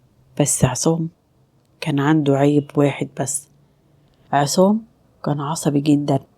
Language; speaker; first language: Arabic; native; Arabic